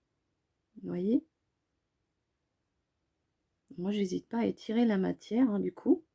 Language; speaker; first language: French; native; French